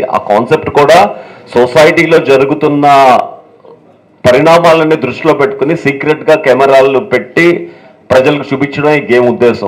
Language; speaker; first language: Telugu; native; Telugu